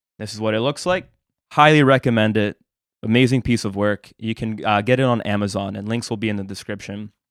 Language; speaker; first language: English; early bilingual, other home language; Spanish